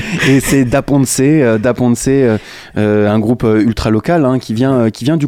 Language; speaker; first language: French; native; French